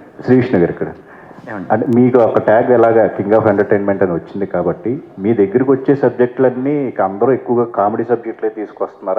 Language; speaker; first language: Telugu; native; Telugu